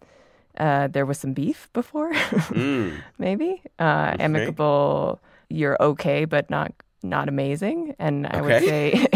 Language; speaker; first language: English; native; English